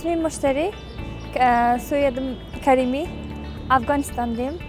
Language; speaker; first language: Turkish; non-native, fluent; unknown